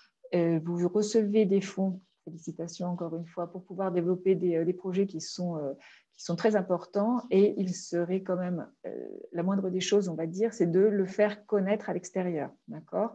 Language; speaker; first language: French; native; French